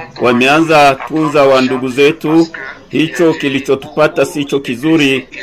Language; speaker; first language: Swahili; native; Swahili